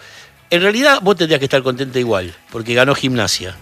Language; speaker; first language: Spanish; native; Spanish